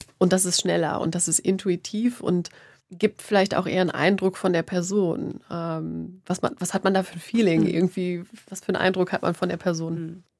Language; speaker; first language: German; native; German